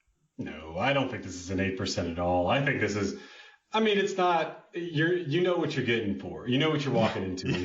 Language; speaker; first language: English; native; English